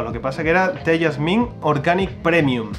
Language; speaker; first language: Spanish; native; Spanish